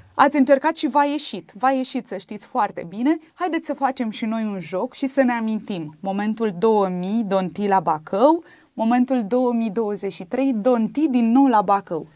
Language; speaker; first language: Romanian; native; Romanian